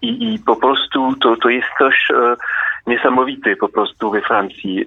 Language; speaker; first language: Polish; non-native, fluent; French